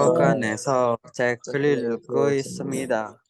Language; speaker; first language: Korean; non-native, learner; Indonesian